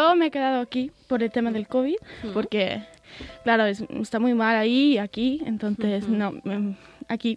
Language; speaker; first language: Spanish; early bilingual, heritage; English